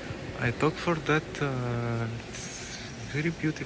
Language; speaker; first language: English; non-native, learner; Arabic